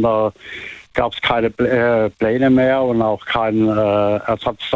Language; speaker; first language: German; native; German